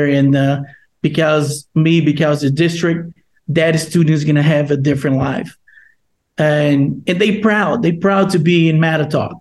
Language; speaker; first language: English; non-native, fluent; Portuguese